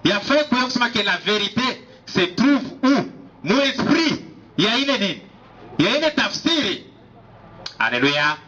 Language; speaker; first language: French; non-native, local second language; Swahili